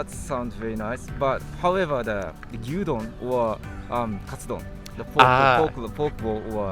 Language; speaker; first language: English; non-native, learner; Japanese